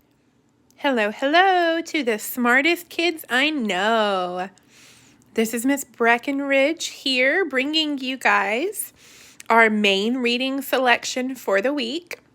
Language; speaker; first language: English; native; English